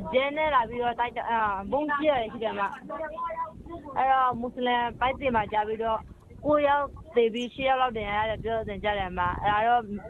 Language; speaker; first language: Burmese; native; Burmese